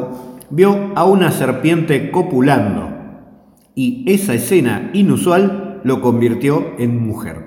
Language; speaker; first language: Spanish; native; Spanish